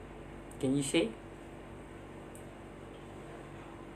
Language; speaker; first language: English; non-native, learner; Indonesian